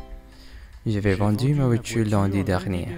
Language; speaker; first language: French; non-native, learner; English